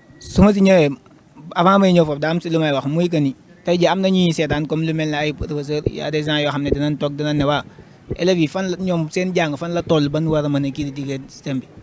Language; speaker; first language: Wolof; non-native, local second language; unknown